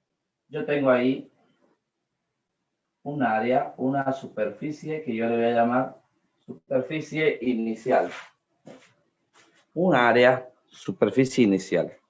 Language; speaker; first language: Spanish; native; Spanish